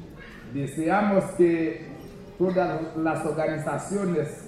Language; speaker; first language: Spanish; non-native, learner; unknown